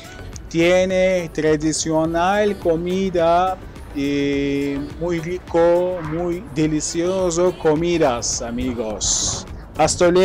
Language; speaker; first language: Spanish; non-native, learner; Turkish